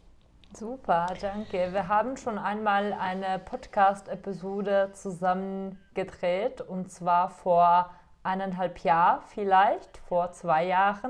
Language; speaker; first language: German; non-native, fluent; Czech